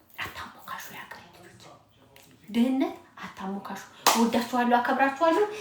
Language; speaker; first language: Amharic; native; Amharic